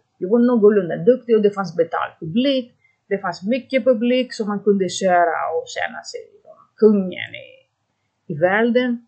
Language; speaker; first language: Swedish; non-native, fluent; Greek